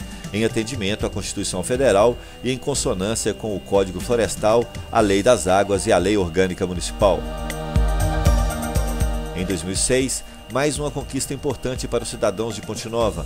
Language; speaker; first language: Portuguese; native; Portuguese